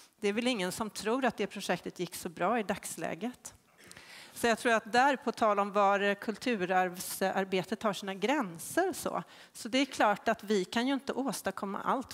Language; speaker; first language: Swedish; native; Swedish